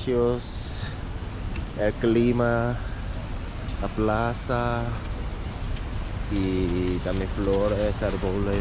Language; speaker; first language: Spanish; non-native, learner; Korean